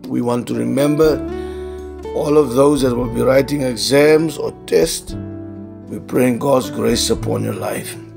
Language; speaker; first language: English; non-native, local second language; Afrikaans